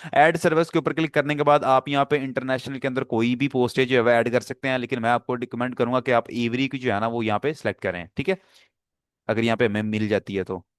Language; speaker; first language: Urdu; non-native, local second language; Punjabi